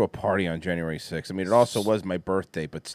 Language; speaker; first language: English; native; English